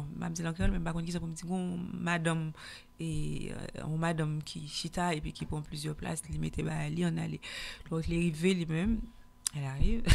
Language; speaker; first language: French; native; French